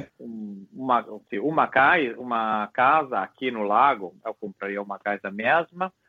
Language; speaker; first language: Portuguese; non-native, fluent; Italian